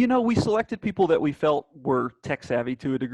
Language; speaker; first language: English; native; English